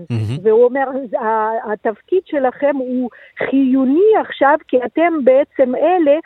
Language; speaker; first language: Hebrew; non-native, fluent; Russian